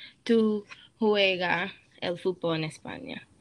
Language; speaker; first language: Spanish; non-native, learner; English